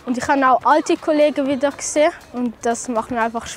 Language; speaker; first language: German; native; German